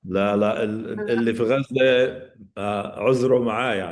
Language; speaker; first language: Arabic; native; Arabic